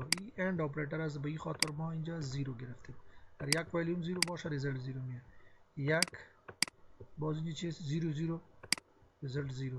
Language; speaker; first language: Persian; non-native, local second language; Pashto